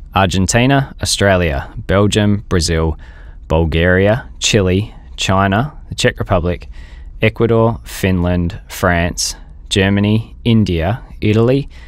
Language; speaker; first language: English; native; English